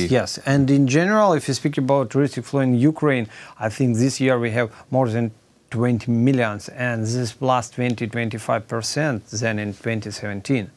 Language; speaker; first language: English; non-native, learner; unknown